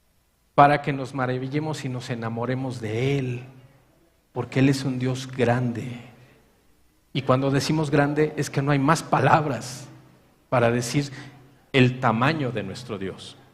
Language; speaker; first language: Spanish; native; Spanish